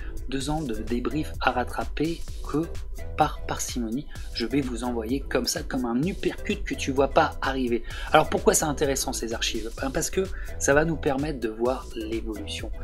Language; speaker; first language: French; native; French